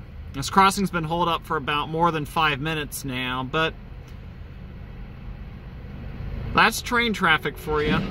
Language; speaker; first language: English; native; English